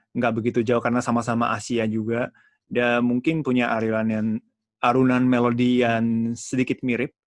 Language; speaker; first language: Indonesian; non-native, fluent; Japanese